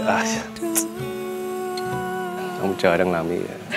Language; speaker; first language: Vietnamese; early bilingual, heritage; Vietnamese